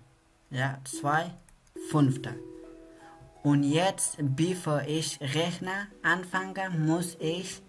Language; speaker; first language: German; non-native, learner; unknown